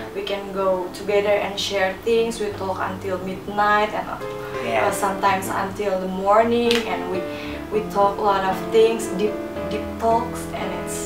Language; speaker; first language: English; non-native, learner; Indonesian